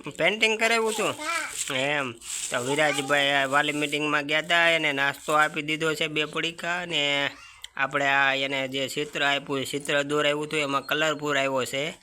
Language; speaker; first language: Gujarati; native; Gujarati